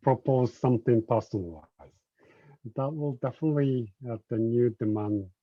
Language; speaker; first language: English; non-native, fluent; Japanese